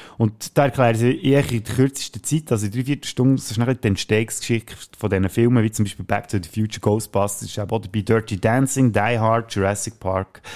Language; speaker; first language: German; native; German